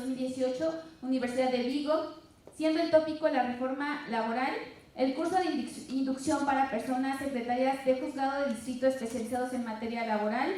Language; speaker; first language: Spanish; native; Spanish